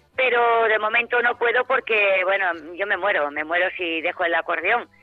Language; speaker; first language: Spanish; native; Spanish